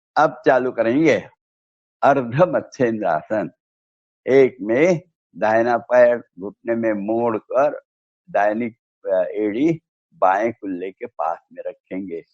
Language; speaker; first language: Hindi; non-native, local second language; Marathi